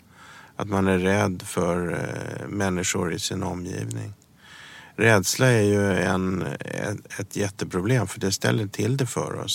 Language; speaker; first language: Swedish; early bilingual, other home language; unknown